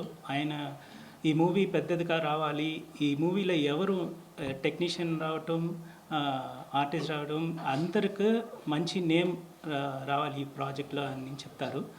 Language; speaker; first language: Telugu; non-native, learner; Tamil